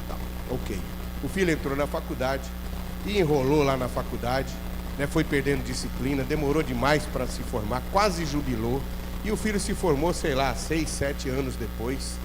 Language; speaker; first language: Portuguese; native; Portuguese